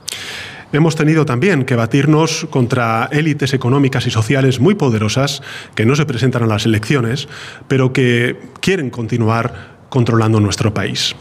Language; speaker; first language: Spanish; native; Spanish